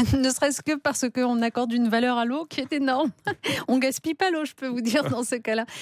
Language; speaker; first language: French; early bilingual, other home language; Riffian